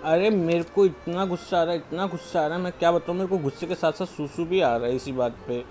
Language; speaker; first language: Hindi; native; Hindi